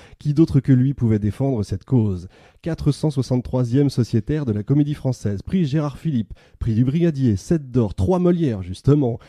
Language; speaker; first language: French; native; French